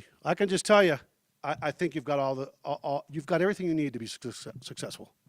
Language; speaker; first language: English; early bilingual, heritage; Spanish